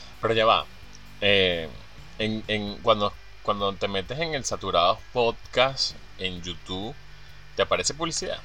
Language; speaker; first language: Spanish; native; Spanish